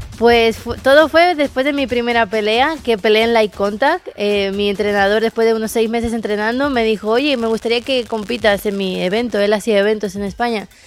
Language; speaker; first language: Spanish; native; Spanish